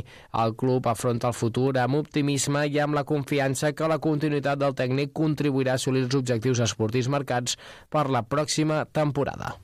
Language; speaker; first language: Catalan; native; Catalan